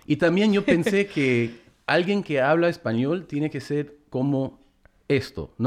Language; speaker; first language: Spanish; early bilingual, heritage; Spanish